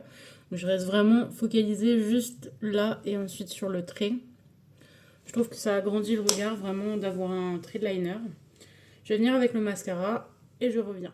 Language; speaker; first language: French; native; French